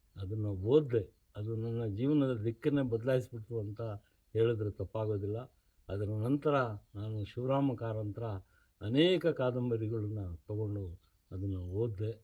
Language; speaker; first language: Kannada; non-native, local second language; Urdu